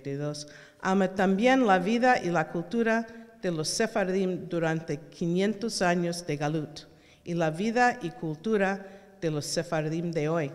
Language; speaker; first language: Spanish; early bilingual, heritage; Ladino